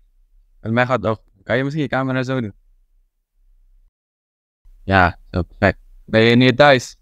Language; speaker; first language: Dutch; non-native, learner; Indonesian